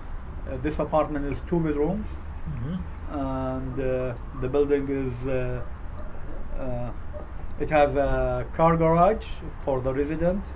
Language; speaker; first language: English; non-native, fluent; Arabic